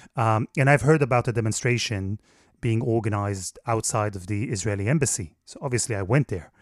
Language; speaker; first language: English; non-native, fluent; Hebrew